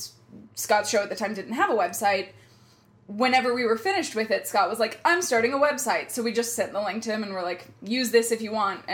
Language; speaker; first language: English; native; English